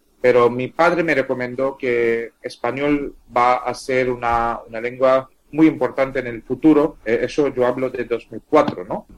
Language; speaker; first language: Spanish; non-native, fluent; Tamil